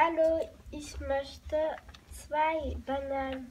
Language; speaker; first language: German; non-native, learner; French